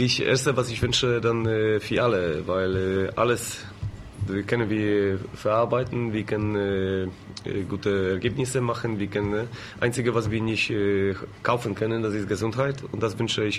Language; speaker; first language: German; non-native, learner; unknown